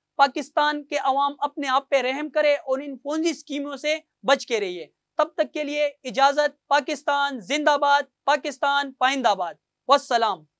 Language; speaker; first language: Urdu; non-native, local second language; Pashto